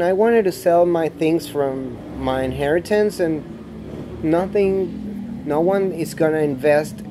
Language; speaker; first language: English; non-native, fluent; Spanish